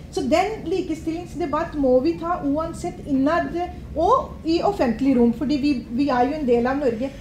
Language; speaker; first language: Norwegian; non-native, fluent; Urdu